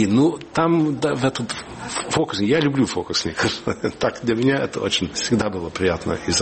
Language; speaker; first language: Russian; early bilingual, heritage; Russian